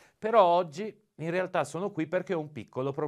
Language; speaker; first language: Italian; native; Italian